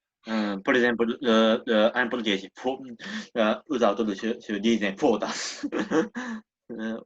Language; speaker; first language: Portuguese; non-native, learner; Japanese